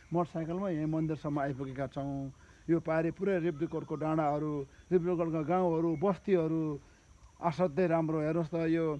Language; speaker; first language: Nepali; native; Nepali